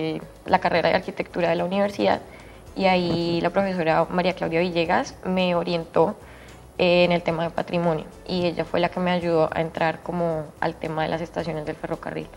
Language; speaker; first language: Spanish; native; Spanish